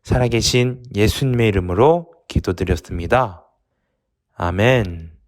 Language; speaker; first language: Korean; native; Korean